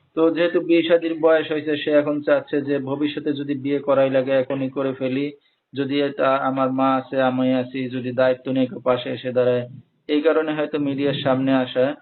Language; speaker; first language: Bangla; native; Bangla